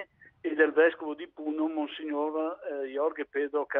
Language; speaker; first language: Italian; native; Italian